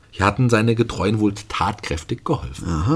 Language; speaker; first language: German; native; German